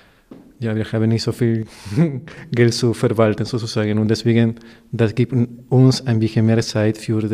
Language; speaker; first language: German; non-native, fluent; Spanish